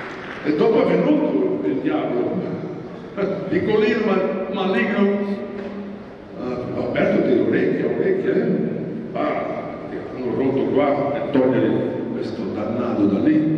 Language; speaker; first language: Italian; non-native, fluent; Portuguese